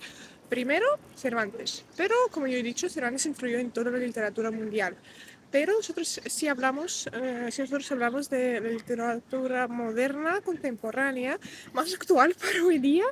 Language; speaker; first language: Spanish; non-native, fluent; Russian